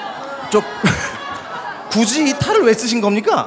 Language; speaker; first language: Korean; native; Korean